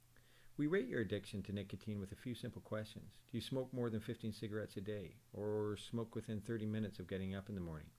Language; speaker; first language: English; native; English